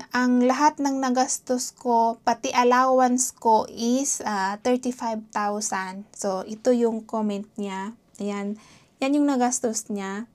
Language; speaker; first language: Filipino; non-native, local second language; Hiligaynon